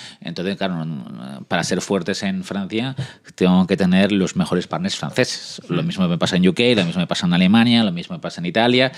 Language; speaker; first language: Spanish; early bilingual, other home language; French